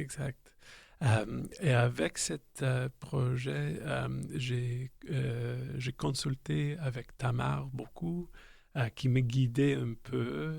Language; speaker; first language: French; non-native, local second language; English